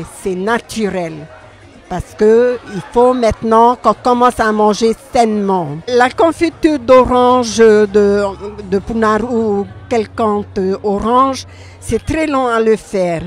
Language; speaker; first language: French; non-native, local second language; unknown